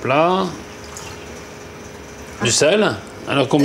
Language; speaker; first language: French; native; French